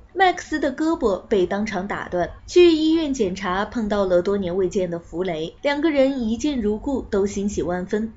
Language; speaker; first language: Chinese; native; Chinese